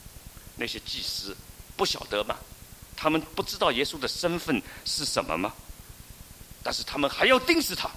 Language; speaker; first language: Chinese; native; Chinese